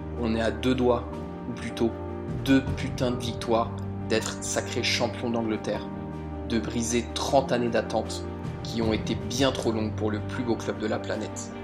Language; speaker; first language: French; native; French